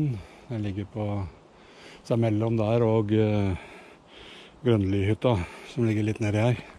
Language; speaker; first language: Norwegian; native; Norwegian